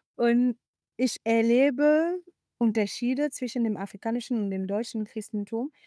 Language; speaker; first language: German; non-native, fluent; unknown